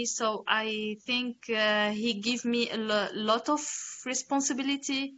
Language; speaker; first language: English; non-native, learner; Arabic